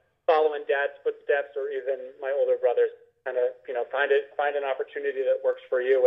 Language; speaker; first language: English; native; English